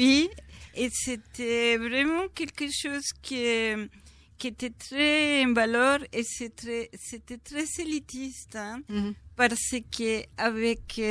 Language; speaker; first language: French; non-native, fluent; Spanish